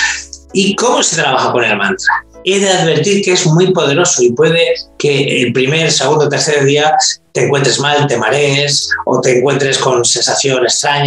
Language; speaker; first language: Spanish; native; Spanish